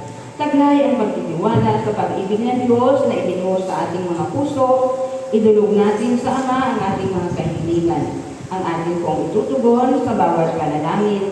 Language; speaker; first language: Filipino; native; Filipino